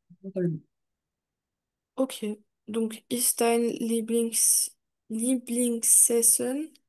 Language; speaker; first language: German; non-native, learner; French